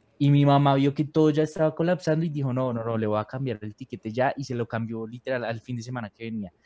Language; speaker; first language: Spanish; native; Spanish